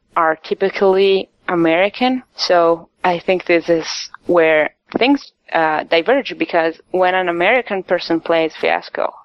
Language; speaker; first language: English; non-native, fluent; Italian